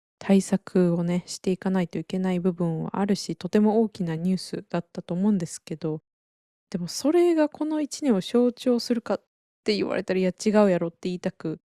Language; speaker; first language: Japanese; native; Japanese